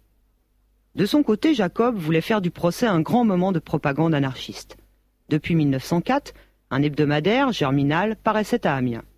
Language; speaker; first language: French; native; French